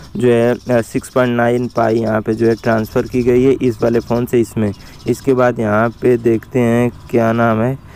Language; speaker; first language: Hindi; native; Hindi